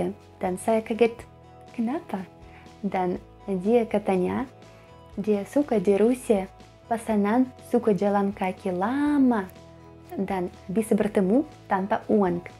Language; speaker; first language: Indonesian; non-native, fluent; Russian